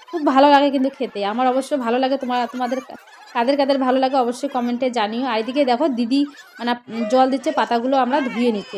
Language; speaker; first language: Bangla; non-native, local second language; Rangpuri